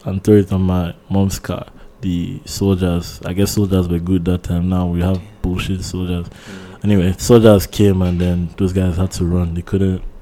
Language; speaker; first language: English; non-native, local second language; Yoruba